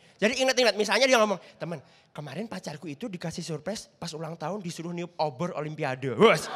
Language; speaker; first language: Indonesian; native; Indonesian